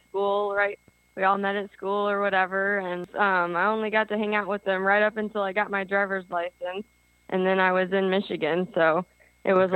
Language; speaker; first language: English; native; English